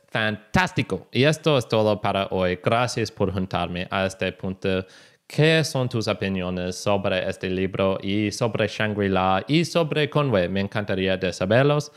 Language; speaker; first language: Spanish; non-native, learner; English